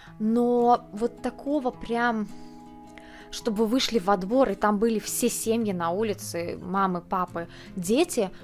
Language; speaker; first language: Russian; early bilingual, heritage; Russian